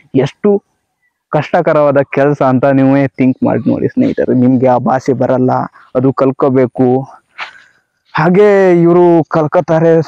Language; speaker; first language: Kannada; non-native, local second language; Konkani